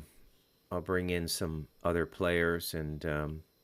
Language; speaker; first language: English; native; English